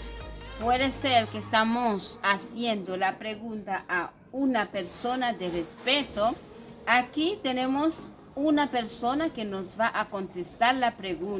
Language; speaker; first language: Spanish; non-native, fluent; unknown